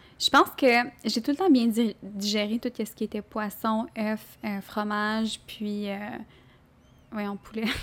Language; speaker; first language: French; native; French